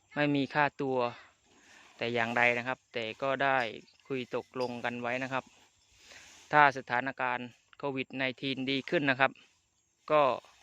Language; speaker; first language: Thai; non-native, local second language; Khmer